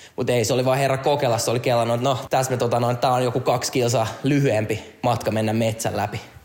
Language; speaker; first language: Finnish; non-native, local second language; Swedish